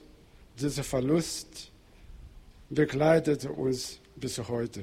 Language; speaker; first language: German; non-native, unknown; Portuguese